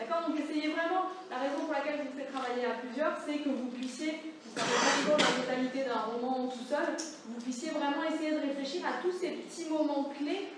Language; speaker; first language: French; native; French